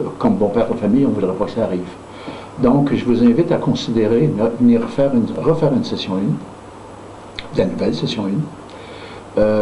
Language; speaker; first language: French; native; French